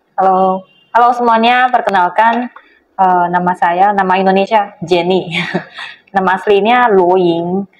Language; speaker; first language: Indonesian; non-native, fluent; Chinese